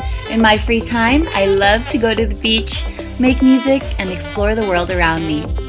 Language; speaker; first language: English; early bilingual, other home language; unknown